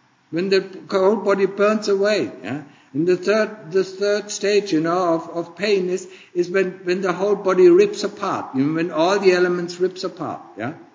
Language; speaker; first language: English; non-native, fluent; German